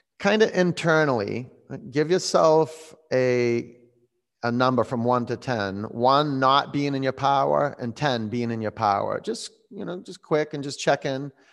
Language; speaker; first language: English; native; English